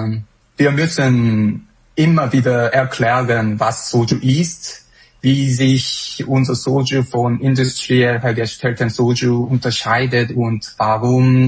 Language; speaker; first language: German; non-native, fluent; Korean